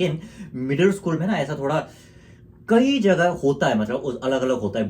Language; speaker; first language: Hindi; non-native, fluent; Korean